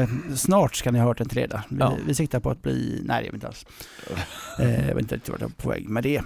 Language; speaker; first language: Swedish; native; Swedish